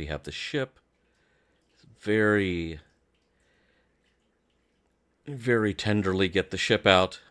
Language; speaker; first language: English; native; English